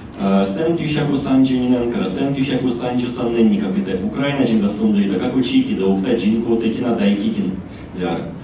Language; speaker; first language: Japanese; non-native, fluent; Ukrainian